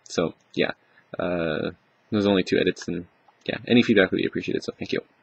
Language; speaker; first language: English; native; English